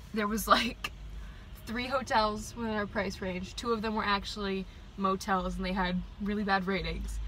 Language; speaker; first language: English; native; English